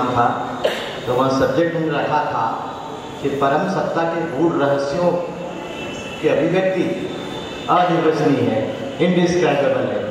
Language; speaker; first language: Hindi; native; Hindi